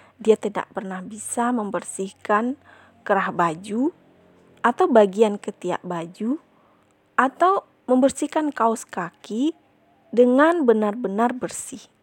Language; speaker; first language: Indonesian; non-native, local second language; Minangkabau